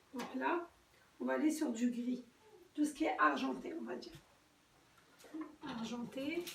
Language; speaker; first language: French; native; French